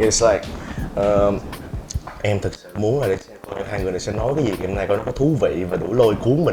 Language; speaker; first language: Vietnamese; native; Vietnamese